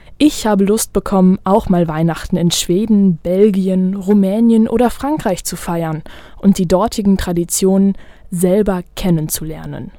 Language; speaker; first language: German; native; German